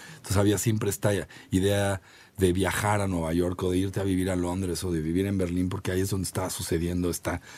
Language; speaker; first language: Spanish; native; Spanish